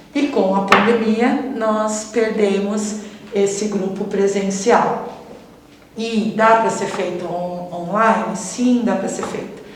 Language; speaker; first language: Portuguese; native; Portuguese